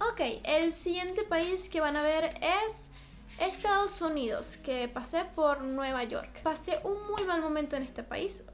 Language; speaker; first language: Spanish; native; Spanish